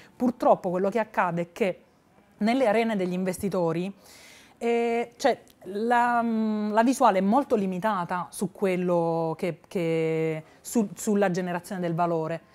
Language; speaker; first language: Italian; native; Italian